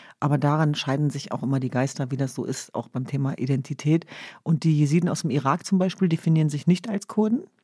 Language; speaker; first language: German; early bilingual, other home language; Kurdish